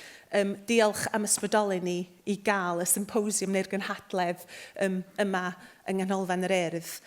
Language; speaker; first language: Welsh; native; Welsh